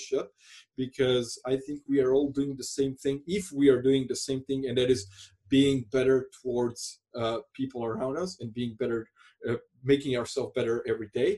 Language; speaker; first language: English; non-native, fluent; Croatian